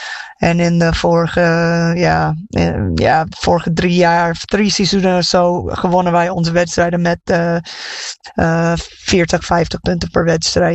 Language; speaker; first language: Dutch; non-native, fluent; English